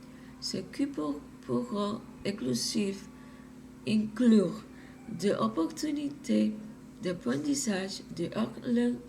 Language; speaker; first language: French; non-native, learner; Spanish